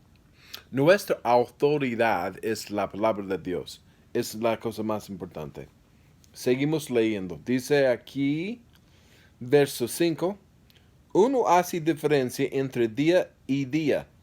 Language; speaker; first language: Spanish; non-native, fluent; English